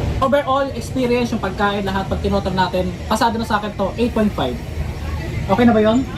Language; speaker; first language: Filipino; native; Filipino